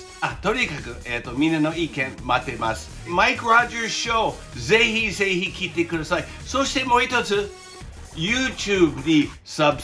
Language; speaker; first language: Japanese; non-native, fluent; English